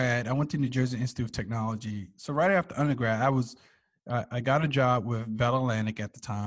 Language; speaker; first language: English; native; English